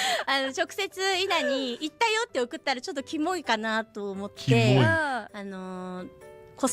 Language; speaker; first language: Japanese; native; Japanese